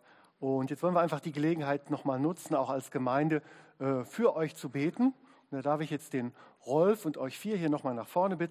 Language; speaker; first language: German; native; German